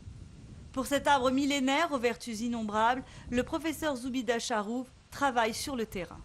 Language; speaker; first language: French; native; French